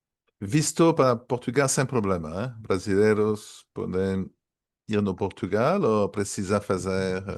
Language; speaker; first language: Portuguese; non-native, fluent; French